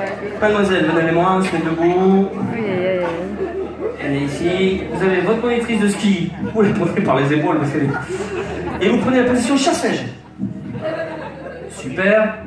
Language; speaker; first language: French; native; French